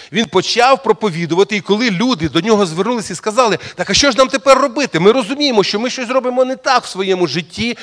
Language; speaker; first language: Ukrainian; non-native, local second language; Russian